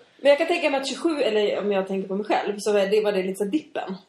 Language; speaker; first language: Swedish; native; Swedish